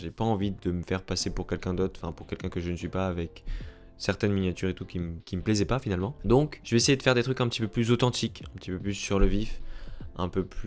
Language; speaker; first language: French; native; French